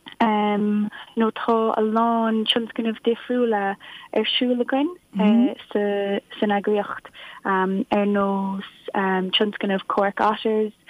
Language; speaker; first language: Irish; non-native, local second language; English